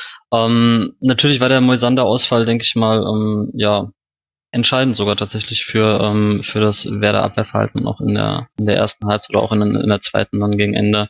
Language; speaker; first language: German; native; German